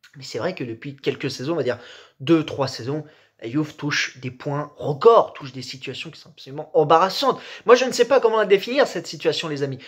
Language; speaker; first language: French; native; French